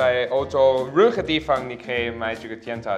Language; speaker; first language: Chinese; non-native, learner; German